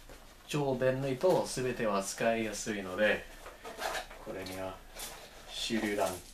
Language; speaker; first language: Japanese; non-native, fluent; English